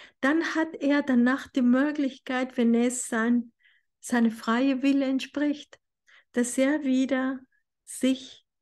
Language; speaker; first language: German; non-native, fluent; Spanish